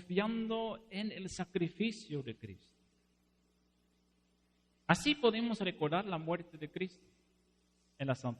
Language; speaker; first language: Spanish; non-native, fluent; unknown